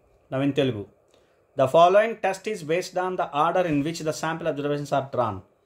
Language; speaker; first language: English; non-native, local second language; Telugu